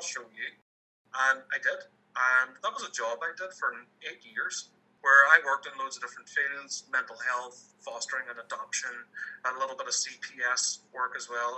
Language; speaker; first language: English; native; English